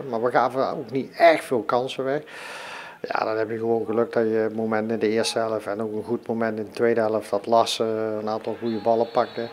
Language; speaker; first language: Dutch; native; Dutch